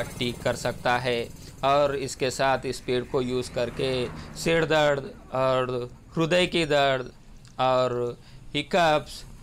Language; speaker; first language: Hindi; non-native, local second language; Telugu